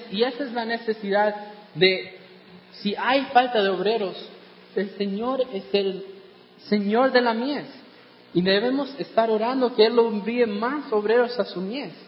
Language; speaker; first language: Spanish; non-native, fluent; English